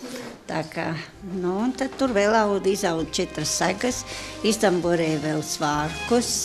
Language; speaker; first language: Latvian; native; Latvian